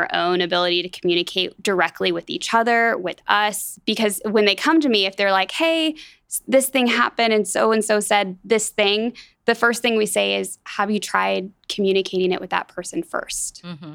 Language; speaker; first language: English; native; English